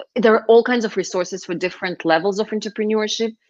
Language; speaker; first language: English; non-native, fluent; Russian